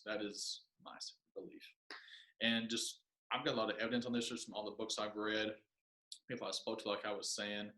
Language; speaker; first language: English; native; English